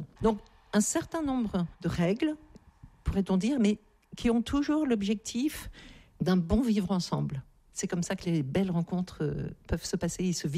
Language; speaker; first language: French; native; French